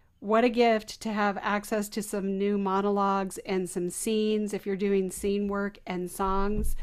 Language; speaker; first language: English; native; English